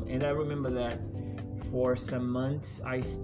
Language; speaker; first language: English; non-native, fluent; Portuguese